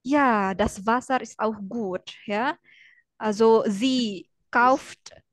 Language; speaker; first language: German; non-native, fluent; Indonesian